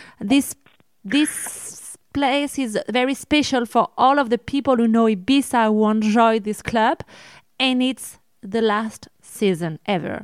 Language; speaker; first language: English; non-native, learner; French